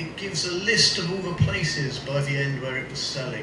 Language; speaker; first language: English; native; English